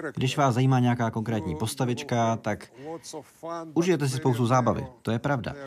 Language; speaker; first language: Czech; non-native, fluent; Russian